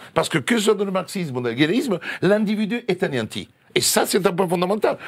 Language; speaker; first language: French; non-native, fluent; Italian